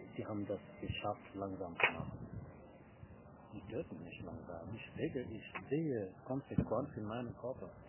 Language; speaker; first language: German; non-native, learner; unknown